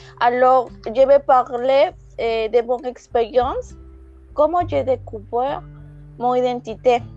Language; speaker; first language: French; non-native, learner; Spanish